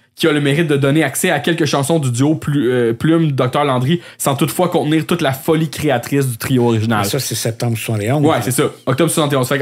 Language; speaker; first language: French; native; French